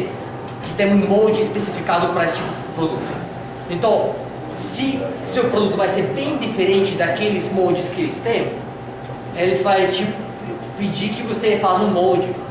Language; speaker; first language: Portuguese; non-native, learner; Russian